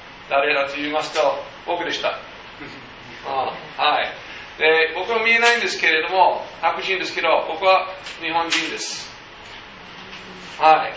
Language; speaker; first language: Japanese; non-native, fluent; English